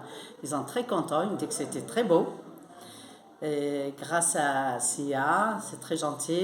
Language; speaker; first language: French; non-native, learner; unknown